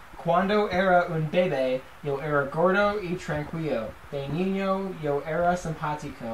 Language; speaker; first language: Spanish; non-native, learner; English